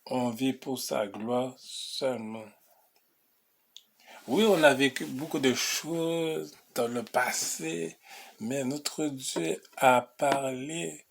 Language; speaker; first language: French; non-native, local second language; Haitian Creole